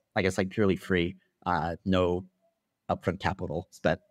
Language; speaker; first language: English; non-native, fluent; Chinese